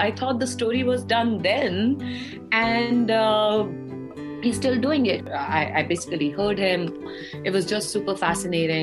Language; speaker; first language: English; non-native, local second language; Hindi